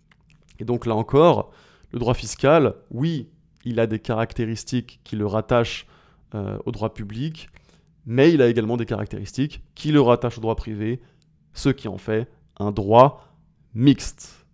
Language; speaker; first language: French; native; French